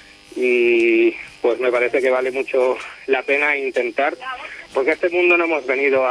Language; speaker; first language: Spanish; native; Spanish